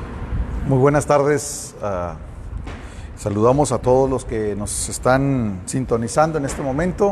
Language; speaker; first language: Spanish; native; Spanish